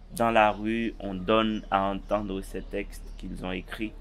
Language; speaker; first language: French; native; French